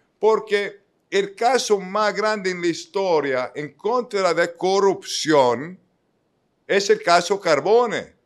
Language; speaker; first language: Spanish; non-native, fluent; English